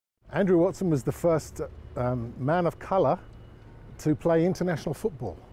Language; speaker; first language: English; native; English